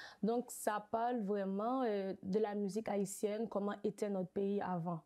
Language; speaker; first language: French; non-native, local second language; Haitian Creole